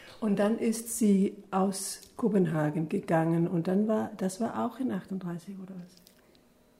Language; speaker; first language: German; non-native, fluent; Danish